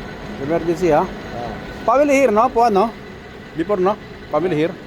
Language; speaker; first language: English; non-native, learner; Filipino